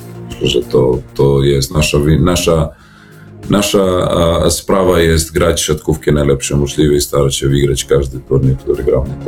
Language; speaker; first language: Polish; non-native, learner; Serbian